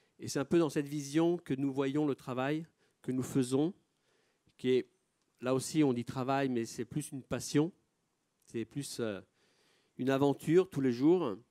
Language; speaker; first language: French; non-native, fluent; Italian